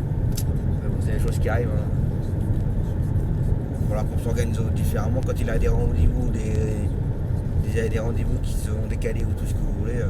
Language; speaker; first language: French; native; French